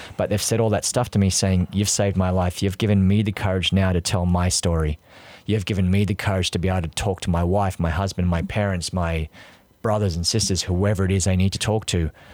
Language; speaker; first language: English; native; English